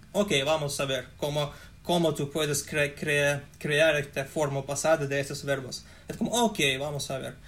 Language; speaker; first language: Spanish; non-native, learner; Russian